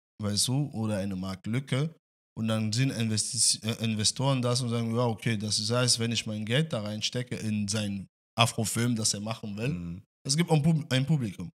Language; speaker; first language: German; non-native, fluent; French